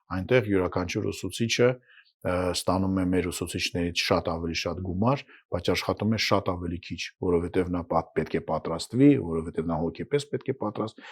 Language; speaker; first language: Armenian; non-native, fluent; Russian